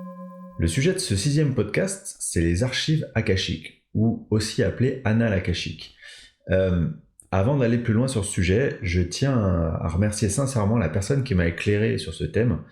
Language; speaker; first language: French; native; French